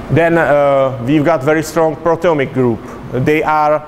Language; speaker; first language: English; non-native, fluent; Czech